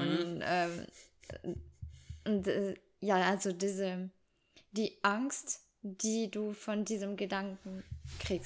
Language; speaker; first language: German; non-native, fluent; French